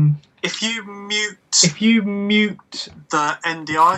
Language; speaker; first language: English; native; English